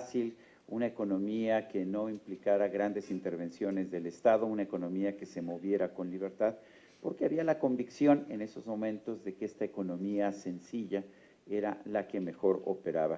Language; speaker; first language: Spanish; native; Spanish